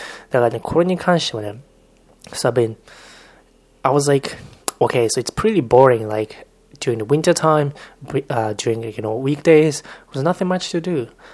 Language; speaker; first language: English; non-native, fluent; Japanese